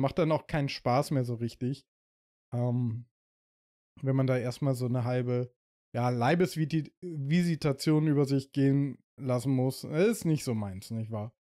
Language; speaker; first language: German; native; German